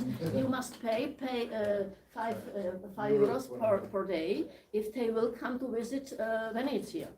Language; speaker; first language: English; non-native, learner; Czech